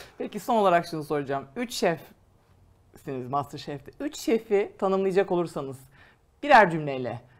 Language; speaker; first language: Turkish; native; Turkish